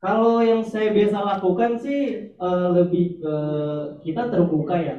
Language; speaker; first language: Indonesian; native; Indonesian